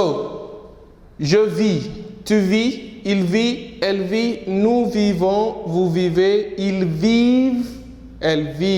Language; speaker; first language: French; non-native, fluent; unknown